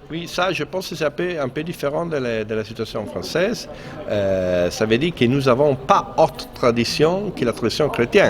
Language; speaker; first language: French; non-native, fluent; Italian